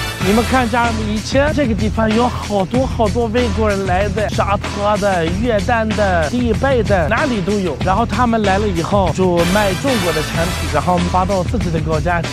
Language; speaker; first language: Chinese; non-native, fluent; Arabic